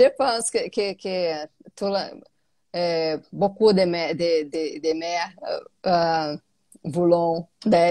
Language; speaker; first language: French; non-native, learner; Portuguese